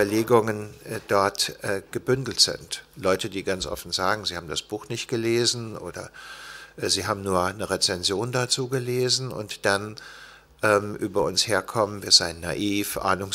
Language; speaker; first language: German; native; German